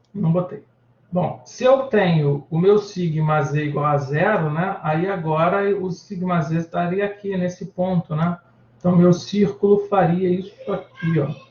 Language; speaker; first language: Portuguese; native; Portuguese